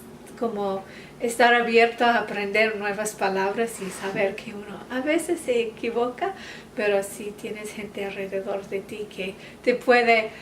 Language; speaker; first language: Spanish; non-native, fluent; English